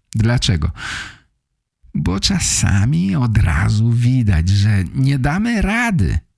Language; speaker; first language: Polish; native; Polish